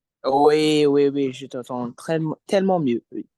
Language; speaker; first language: French; non-native, fluent; English